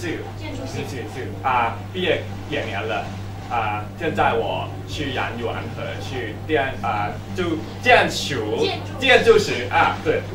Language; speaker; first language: Chinese; non-native, learner; Thai